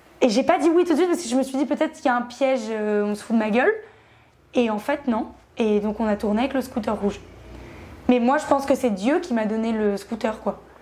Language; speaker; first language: French; native; French